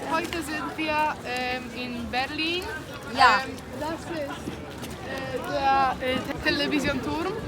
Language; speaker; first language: German; non-native, learner; Polish